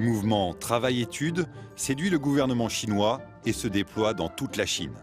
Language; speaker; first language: French; native; French